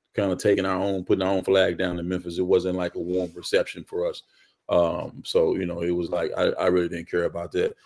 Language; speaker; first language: English; native; English